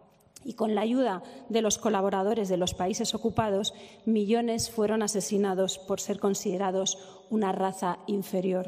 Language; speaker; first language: Spanish; native; Spanish